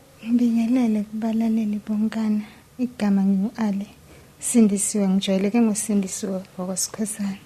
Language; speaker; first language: Zulu; native; Zulu